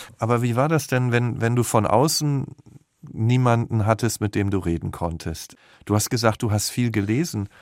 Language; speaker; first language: German; native; German